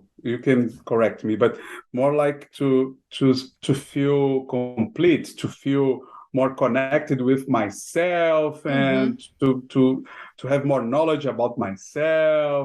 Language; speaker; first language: English; non-native, fluent; Portuguese